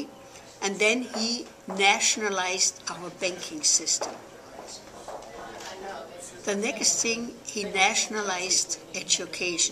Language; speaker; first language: English; non-native, fluent; German